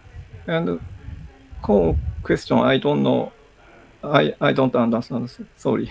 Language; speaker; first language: English; non-native, learner; Japanese